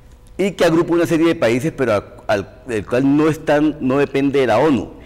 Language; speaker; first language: Spanish; native; Spanish